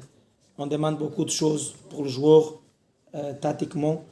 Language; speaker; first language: French; non-native, learner; Portuguese